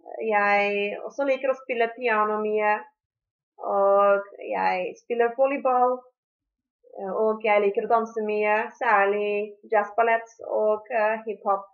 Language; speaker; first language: Norwegian; early bilingual, heritage; Norwegian